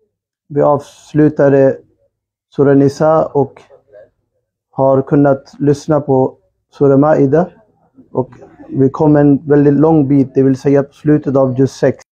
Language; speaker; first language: Swedish; early bilingual, other home language; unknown